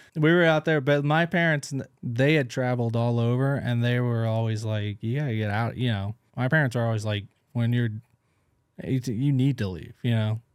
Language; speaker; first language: English; native; English